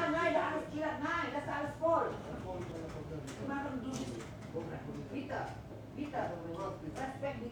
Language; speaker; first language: German; non-native, learner; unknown